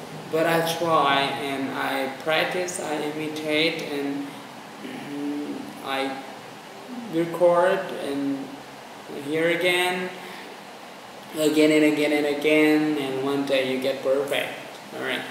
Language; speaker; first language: English; non-native, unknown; Vietnamese